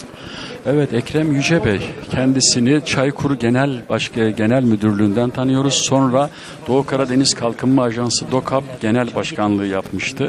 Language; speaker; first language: Turkish; native; Turkish